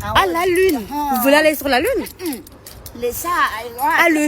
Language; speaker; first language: French; native; French